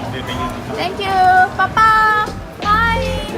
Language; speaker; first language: English; non-native, learner; Japanese